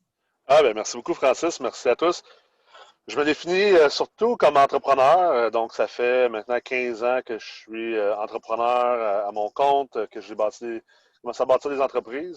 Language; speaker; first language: French; native; French